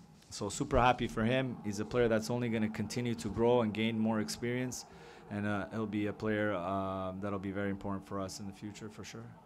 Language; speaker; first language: English; early bilingual, other home language; French